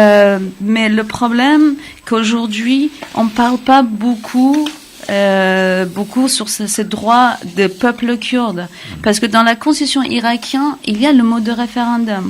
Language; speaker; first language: French; non-native, fluent; Kurdish